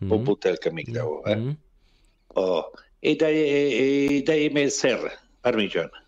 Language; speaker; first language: Polish; non-native, learner; Italian